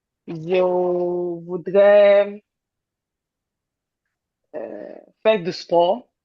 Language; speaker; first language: French; non-native, learner; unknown